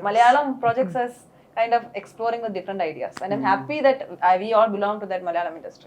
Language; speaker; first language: English; non-native, local second language; Malayalam